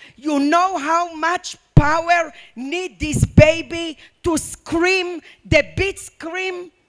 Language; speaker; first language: English; non-native, learner; Arabic